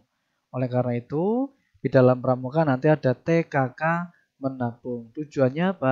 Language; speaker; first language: Indonesian; native; Indonesian